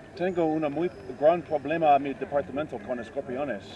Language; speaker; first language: Spanish; non-native, learner; English